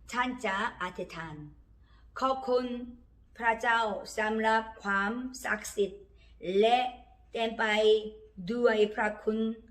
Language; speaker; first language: Thai; non-native, learner; Korean